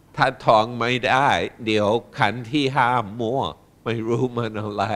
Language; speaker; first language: Thai; non-native, fluent; English